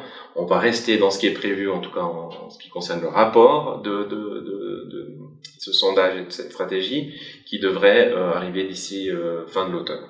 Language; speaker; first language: French; native; French